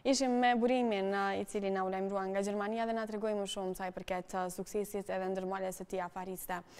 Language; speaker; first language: Albanian; native; Albanian